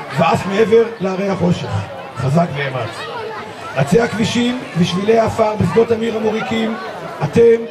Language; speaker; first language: Hebrew; native; Hebrew